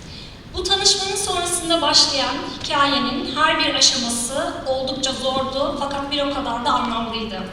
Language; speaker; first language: Turkish; native; Turkish